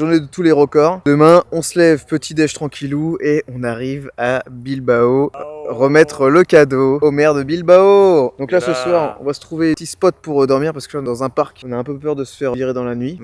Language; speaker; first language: French; native; French